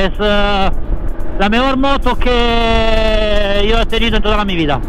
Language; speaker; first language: Spanish; non-native, learner; Italian